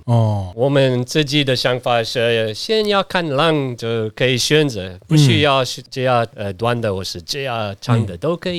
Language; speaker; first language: Chinese; non-native, learner; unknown